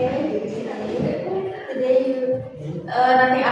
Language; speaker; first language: English; non-native, learner; Indonesian